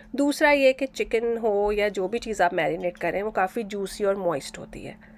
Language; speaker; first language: Urdu; native; Urdu